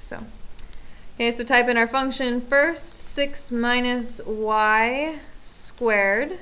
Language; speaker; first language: English; native; English